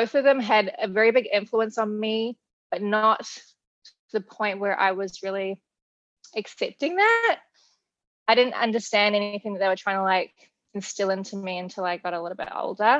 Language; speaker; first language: English; native; English